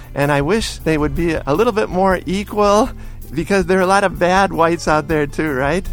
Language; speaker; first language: English; native; English